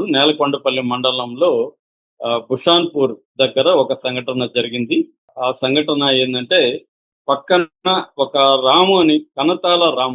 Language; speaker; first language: Telugu; native; Telugu